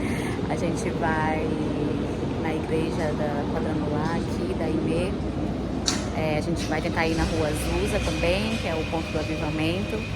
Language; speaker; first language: Portuguese; native; Portuguese